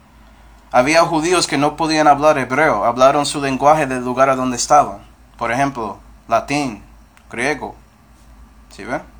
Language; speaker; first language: Spanish; non-native, fluent; English